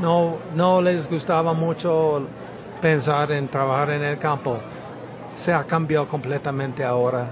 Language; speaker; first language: Spanish; non-native, fluent; English